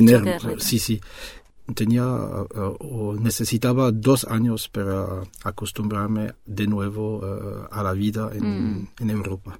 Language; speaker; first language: Spanish; non-native, fluent; French